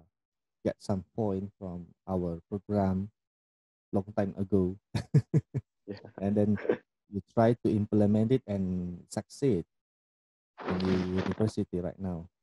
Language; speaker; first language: English; non-native, fluent; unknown